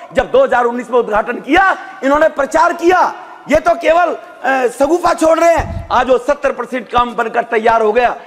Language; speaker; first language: Hindi; native; Hindi